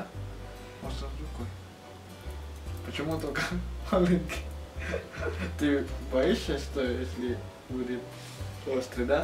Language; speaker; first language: Russian; non-native, learner; Indonesian